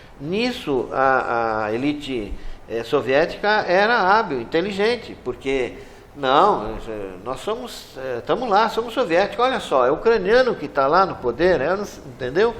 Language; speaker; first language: Portuguese; native; Portuguese